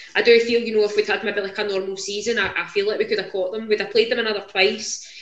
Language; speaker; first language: English; native; English